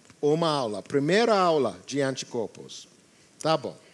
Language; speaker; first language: Portuguese; non-native, learner; English